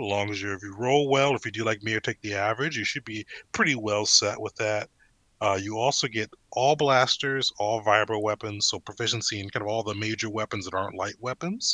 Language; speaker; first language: English; native; English